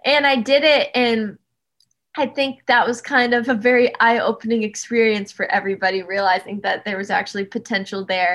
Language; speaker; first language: English; native; English